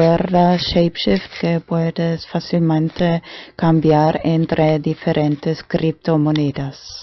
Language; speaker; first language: Spanish; non-native, fluent; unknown